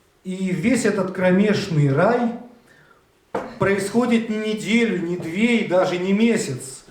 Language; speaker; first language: Russian; native; Russian